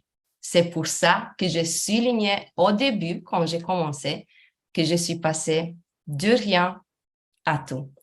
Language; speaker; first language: French; non-native, fluent; Romanian